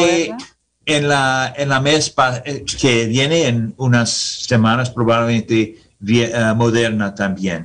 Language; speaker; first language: Spanish; non-native, learner; English